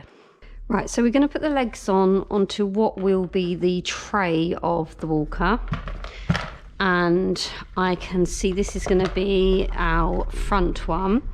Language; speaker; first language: English; native; English